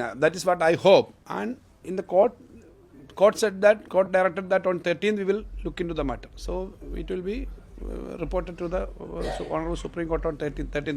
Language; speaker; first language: English; non-native, local second language; Malayalam